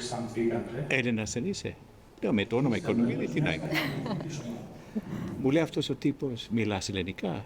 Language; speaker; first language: Greek; early bilingual, heritage; Greek